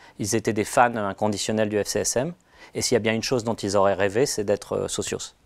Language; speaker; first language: French; native; French